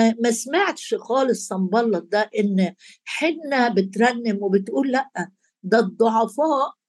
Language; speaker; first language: Arabic; native; Arabic